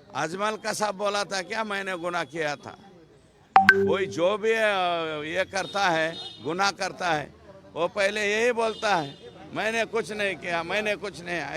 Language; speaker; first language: Hindi; non-native, local second language; Marathi